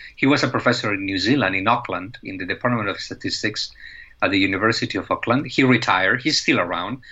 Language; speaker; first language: English; non-native, fluent; Spanish